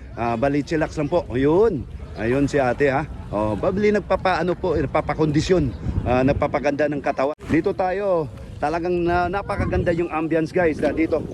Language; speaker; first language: Filipino; non-native, local second language; Cebuano